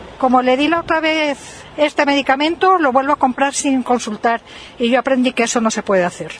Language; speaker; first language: Spanish; native; Spanish